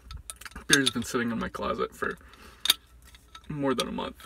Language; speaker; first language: English; native; English